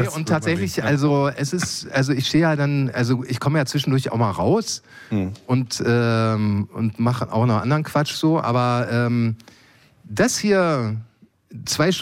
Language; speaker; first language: German; native; German